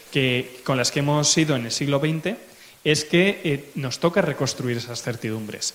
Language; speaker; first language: Spanish; native; Spanish